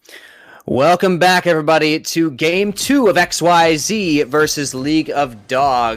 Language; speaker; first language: English; native; English